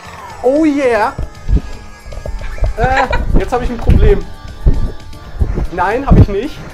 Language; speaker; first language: German; native; German